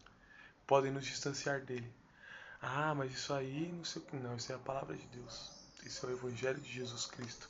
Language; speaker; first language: Portuguese; native; Portuguese